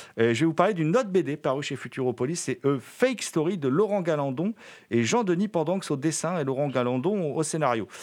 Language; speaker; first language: French; native; French